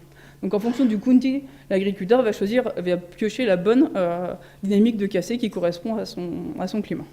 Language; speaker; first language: French; native; French